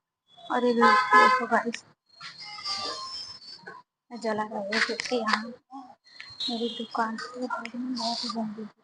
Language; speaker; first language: Hindi; non-native, local second language; Gujarati